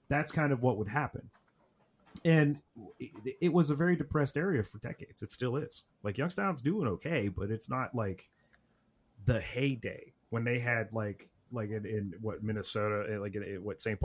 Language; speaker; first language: English; native; English